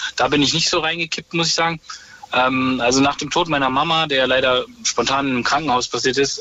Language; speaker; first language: German; native; German